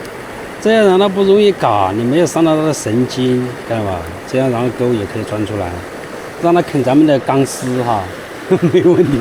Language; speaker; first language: Chinese; native; Chinese